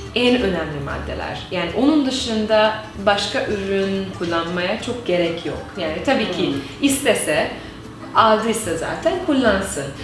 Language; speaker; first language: Turkish; non-native, fluent; Hungarian